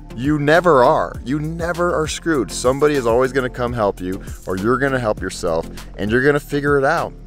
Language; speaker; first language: English; native; English